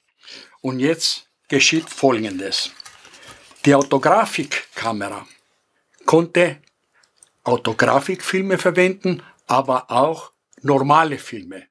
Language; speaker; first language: German; non-native, fluent; Greek